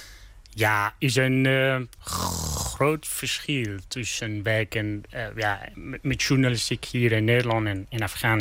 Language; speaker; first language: Dutch; non-native, learner; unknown